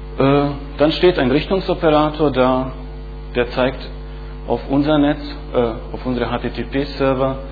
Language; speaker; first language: German; non-native, fluent; Bosnian